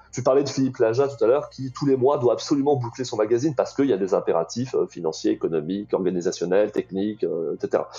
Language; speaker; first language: French; native; French